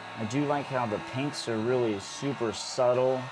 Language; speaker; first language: English; native; English